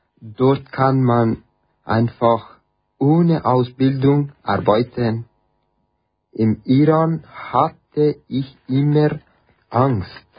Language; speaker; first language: German; non-native, learner; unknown